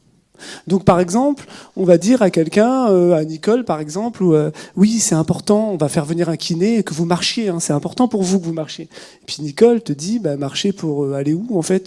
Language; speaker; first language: French; native; French